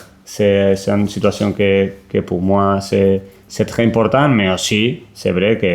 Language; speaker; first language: French; non-native, learner; Spanish